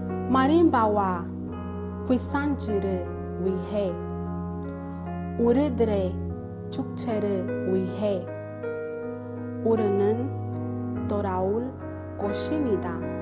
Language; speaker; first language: Korean; non-native, learner; Portuguese